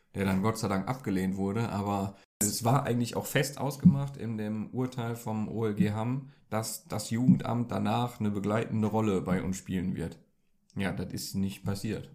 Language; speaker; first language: German; native; German